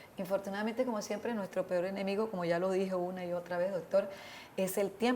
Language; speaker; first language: Spanish; native; Spanish